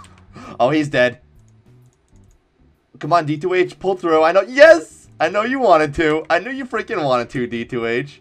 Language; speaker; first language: English; native; English